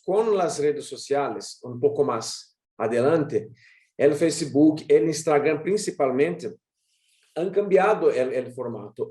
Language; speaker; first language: Spanish; non-native, learner; Portuguese